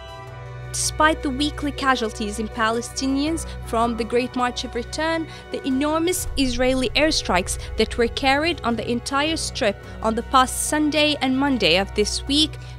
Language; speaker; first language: English; non-native, fluent; Arabic